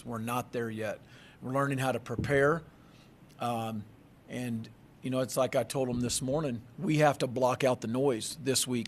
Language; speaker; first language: English; native; English